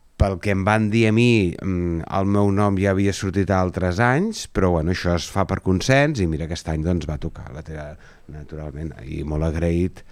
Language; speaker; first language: Catalan; native; Catalan